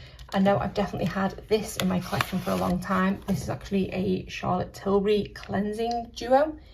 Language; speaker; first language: English; native; English